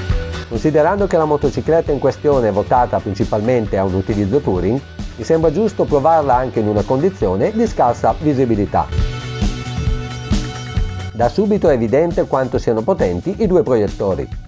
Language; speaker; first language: Italian; native; Italian